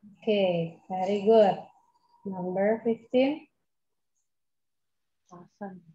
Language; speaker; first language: English; non-native, fluent; Indonesian